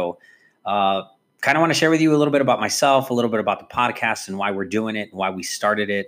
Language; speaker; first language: English; native; English